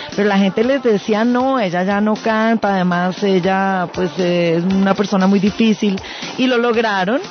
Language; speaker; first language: Spanish; native; Spanish